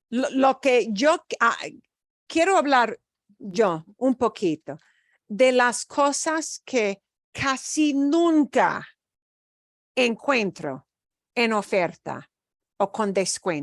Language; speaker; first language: Spanish; non-native, fluent; English